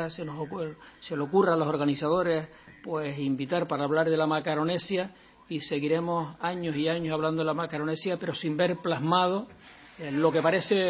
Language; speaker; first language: Spanish; native; Spanish